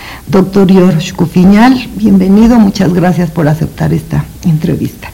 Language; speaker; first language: Spanish; native; Spanish